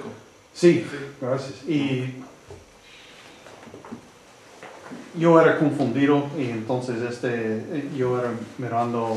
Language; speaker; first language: Spanish; non-native, learner; English